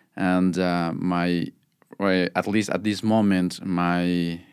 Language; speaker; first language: English; non-native, fluent; Spanish